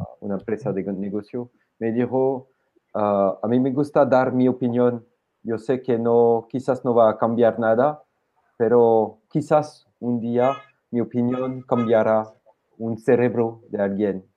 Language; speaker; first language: Spanish; non-native, fluent; French